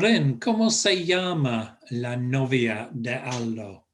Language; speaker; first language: Spanish; non-native, fluent; English